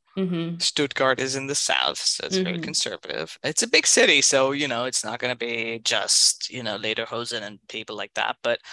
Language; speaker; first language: English; non-native, fluent; German